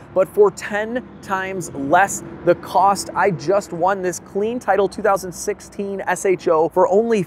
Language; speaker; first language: English; native; English